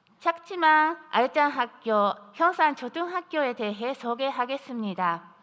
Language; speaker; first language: Korean; non-native, fluent; Japanese